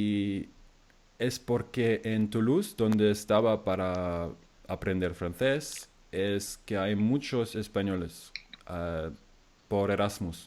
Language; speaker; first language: Spanish; non-native, fluent; German